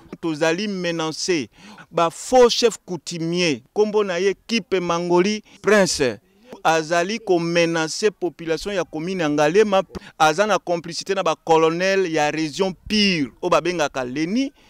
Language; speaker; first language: Lingala; native; Lingala